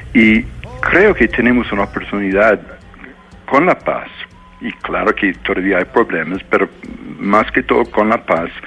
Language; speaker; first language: Spanish; non-native, fluent; English